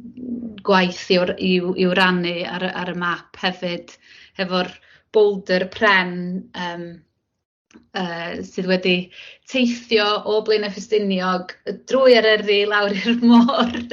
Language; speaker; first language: Welsh; native; Welsh